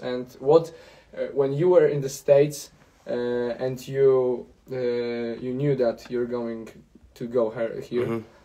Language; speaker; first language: English; non-native, fluent; Polish